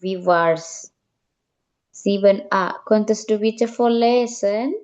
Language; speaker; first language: German; non-native, learner; Indonesian